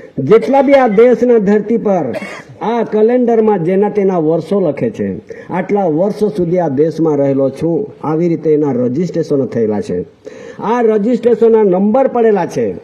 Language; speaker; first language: Gujarati; non-native, local second language; Bhili